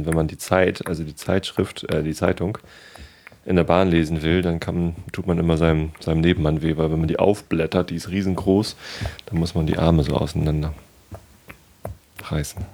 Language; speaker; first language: German; native; German